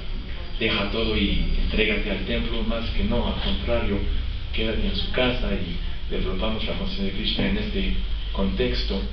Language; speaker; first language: Spanish; non-native, fluent; French